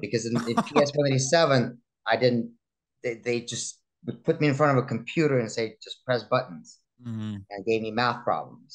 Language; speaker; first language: English; early bilingual, other home language; Russian